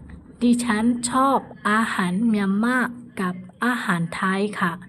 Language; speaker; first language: Thai; non-native, fluent; Burmese